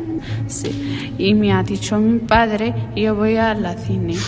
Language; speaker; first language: Spanish; non-native, learner; Arabic